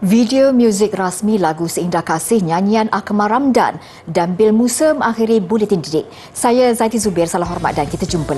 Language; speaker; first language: Malay; native; Malay